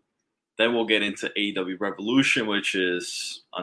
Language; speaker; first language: English; non-native, fluent; Spanish